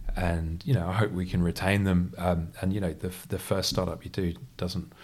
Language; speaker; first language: English; native; English